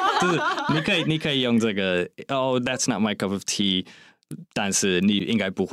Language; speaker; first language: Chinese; non-native, fluent; English